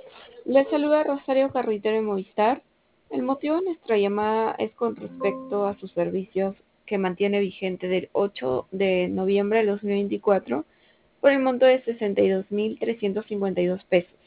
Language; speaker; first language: Spanish; native; Spanish